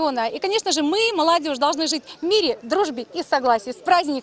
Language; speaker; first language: Russian; native; Russian